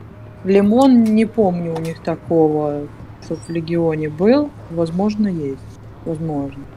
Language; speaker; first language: Russian; native; Russian